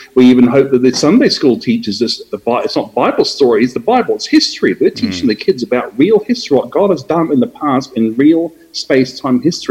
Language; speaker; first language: English; native; English